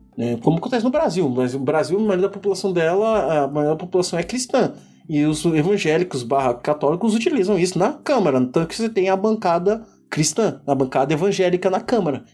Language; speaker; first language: Portuguese; early bilingual, other home language; Igbo